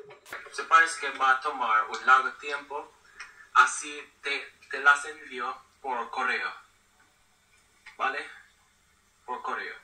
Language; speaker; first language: Spanish; non-native, fluent; English